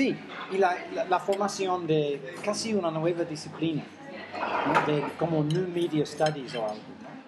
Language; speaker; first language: Spanish; non-native, fluent; English